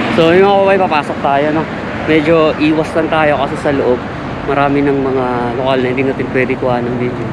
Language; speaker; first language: Filipino; native; Filipino